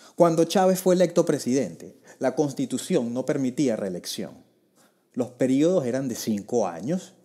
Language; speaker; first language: Spanish; native; Spanish